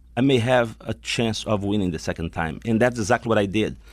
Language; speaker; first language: English; non-native, fluent; Portuguese